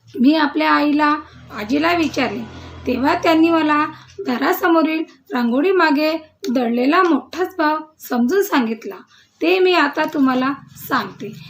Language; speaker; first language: Marathi; non-native, local second language; Telugu